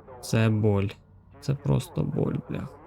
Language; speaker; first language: Ukrainian; native; Ukrainian